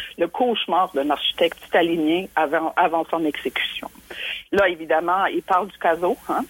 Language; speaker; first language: French; non-native, fluent; German